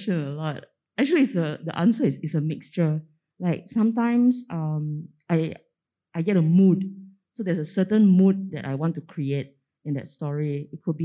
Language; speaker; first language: English; non-native, local second language; Min Nan Chinese